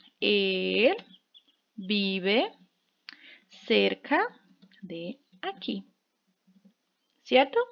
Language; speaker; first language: Spanish; non-native, fluent; Portuguese